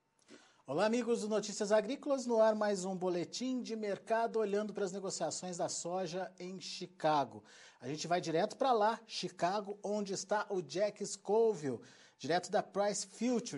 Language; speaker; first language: Portuguese; native; Portuguese